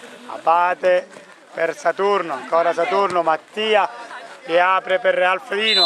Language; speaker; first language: Italian; native; Italian